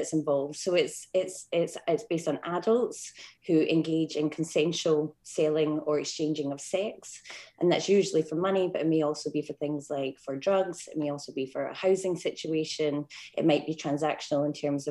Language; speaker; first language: English; native; English